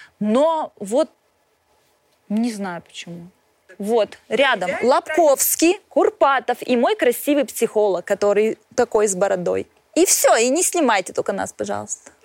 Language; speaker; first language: Russian; native; Russian